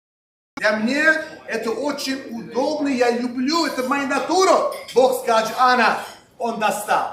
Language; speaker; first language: Russian; non-native, local second language; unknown